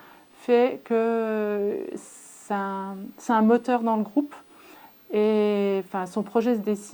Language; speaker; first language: French; native; French